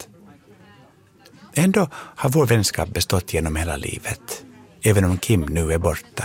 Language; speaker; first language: Swedish; native; Swedish